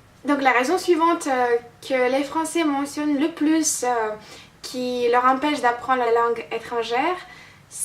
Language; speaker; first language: French; non-native, fluent; Russian